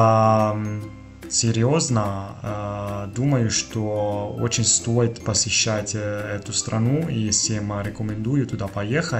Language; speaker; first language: Russian; non-native, fluent; Italian